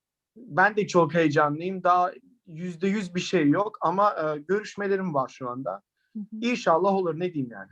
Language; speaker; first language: Turkish; early bilingual, heritage; Turkish